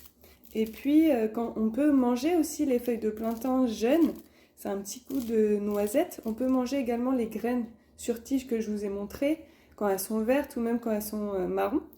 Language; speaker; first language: French; native; French